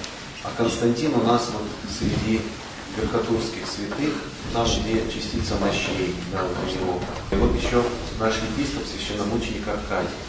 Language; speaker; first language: Russian; native; Russian